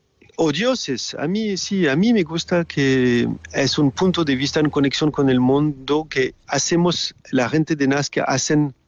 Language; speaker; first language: Spanish; non-native, learner; French